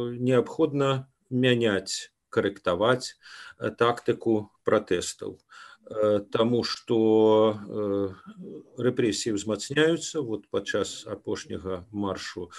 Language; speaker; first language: Belarusian; non-native, local second language; Russian